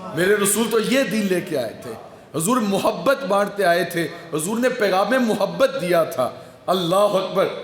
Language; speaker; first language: Urdu; non-native, local second language; Punjabi